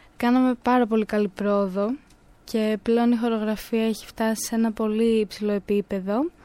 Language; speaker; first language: Greek; native; Greek